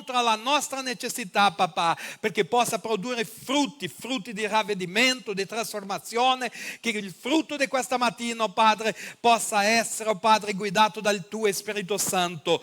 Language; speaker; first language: Italian; non-native, fluent; Portuguese